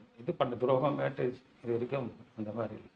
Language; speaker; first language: Telugu; non-native, learner; Tamil